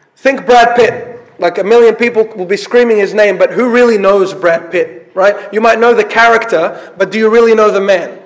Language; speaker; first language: English; early bilingual, other home language; Arabic